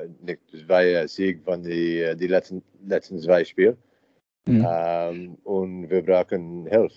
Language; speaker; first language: German; non-native, learner; English